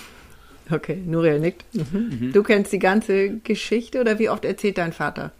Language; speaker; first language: German; native; German